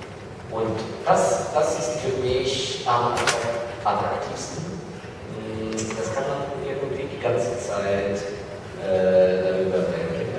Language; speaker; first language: German; non-native, fluent; Ukrainian